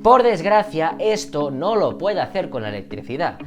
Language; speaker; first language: Spanish; native; Spanish